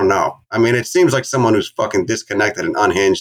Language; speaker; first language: English; native; English